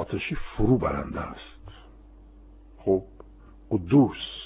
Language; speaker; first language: Persian; non-native, fluent; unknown